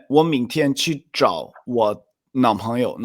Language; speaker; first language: Chinese; non-native, fluent; Swedish